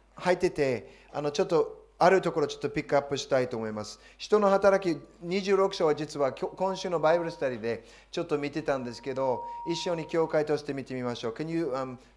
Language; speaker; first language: Japanese; non-native, fluent; English